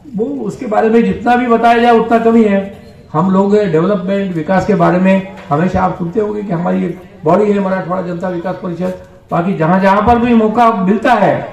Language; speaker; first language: Hindi; non-native, local second language; Marathi